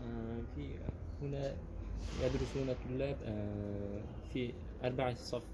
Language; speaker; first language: Arabic; non-native, learner; Uzbek